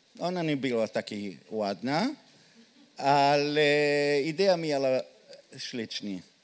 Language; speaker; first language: Polish; non-native, learner; Hebrew